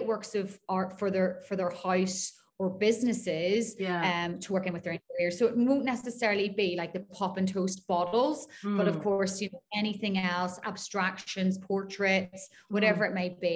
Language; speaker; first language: English; native; English